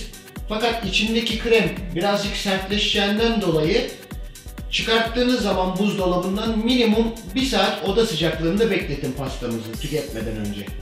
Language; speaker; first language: Turkish; native; Turkish